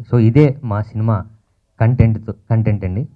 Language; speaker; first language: Telugu; native; Telugu